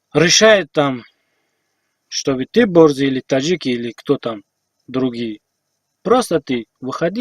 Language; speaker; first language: Russian; non-native, learner; Tajik